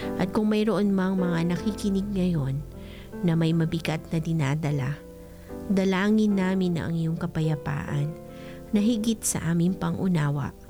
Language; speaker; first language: Filipino; non-native, local second language; Bikol